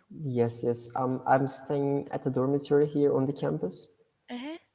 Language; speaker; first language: English; non-native, fluent; Turkish